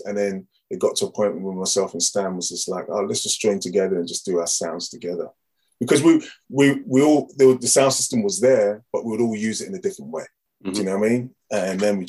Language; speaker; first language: English; native; English